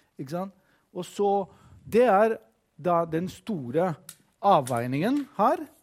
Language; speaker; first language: Norwegian; non-native, fluent; Greek